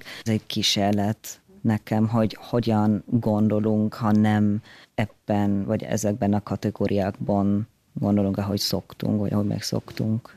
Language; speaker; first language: Hungarian; non-native, fluent; German